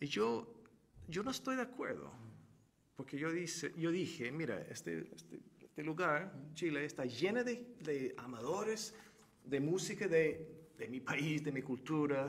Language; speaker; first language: Spanish; non-native, fluent; Turkish